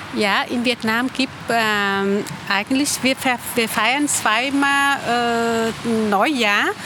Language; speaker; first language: German; non-native, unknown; Vietnamese